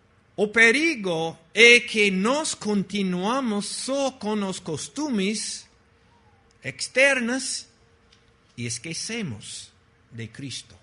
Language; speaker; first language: Portuguese; non-native, fluent; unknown